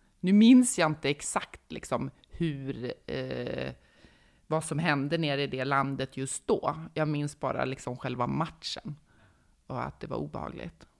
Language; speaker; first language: Swedish; native; Swedish